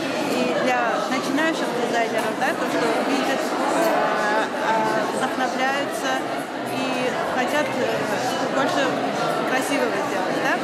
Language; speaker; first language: Russian; non-native, fluent; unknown